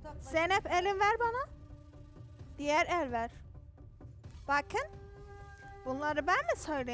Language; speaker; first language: Turkish; non-native, learner; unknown